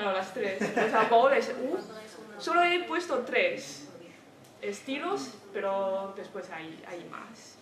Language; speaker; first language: Spanish; non-native, fluent; Chinese